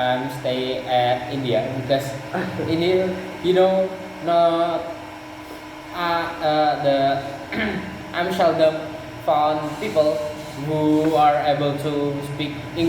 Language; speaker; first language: English; non-native, learner; Indonesian